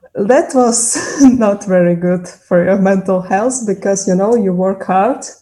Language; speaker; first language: English; non-native, fluent; Russian